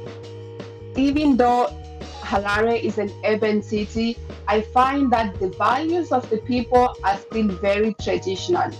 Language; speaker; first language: English; non-native, local second language; Shona